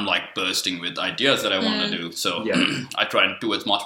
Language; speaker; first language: English; non-native, local second language; Sinhala